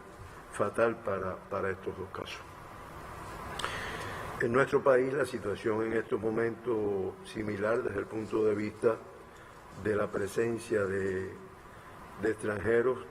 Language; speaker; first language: Spanish; native; Spanish